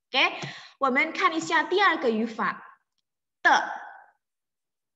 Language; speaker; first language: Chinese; non-native, fluent; Indonesian